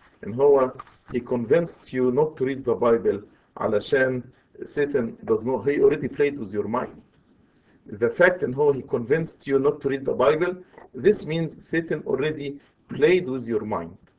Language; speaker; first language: English; non-native, fluent; Arabic